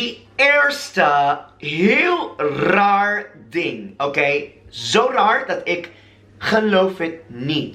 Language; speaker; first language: Dutch; non-native, learner; English